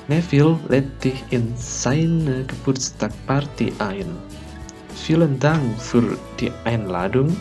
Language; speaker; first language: German; non-native, learner; Indonesian